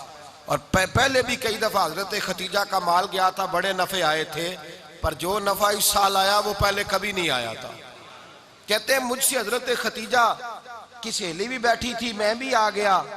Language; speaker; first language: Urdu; non-native, local second language; Punjabi